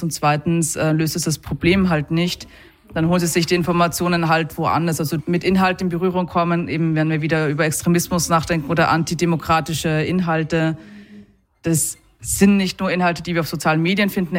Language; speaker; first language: German; native; German